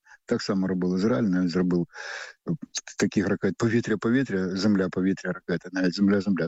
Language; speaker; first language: Ukrainian; native; Ukrainian